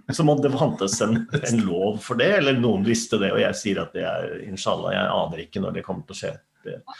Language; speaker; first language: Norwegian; native; Norwegian